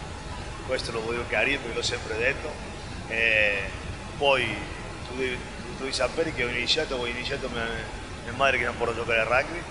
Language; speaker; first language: Italian; non-native, fluent; Spanish